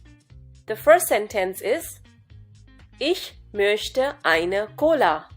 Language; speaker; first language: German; non-native, fluent; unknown